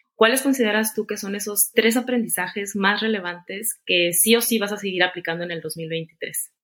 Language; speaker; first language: Spanish; native; Spanish